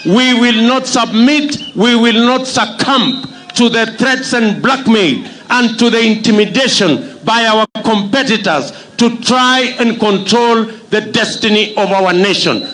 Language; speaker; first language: English; non-native, local second language; Kalenjin